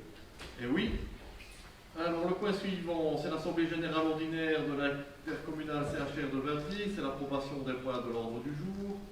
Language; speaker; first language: French; native; French